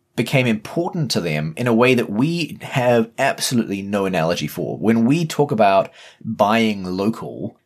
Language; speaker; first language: English; native; English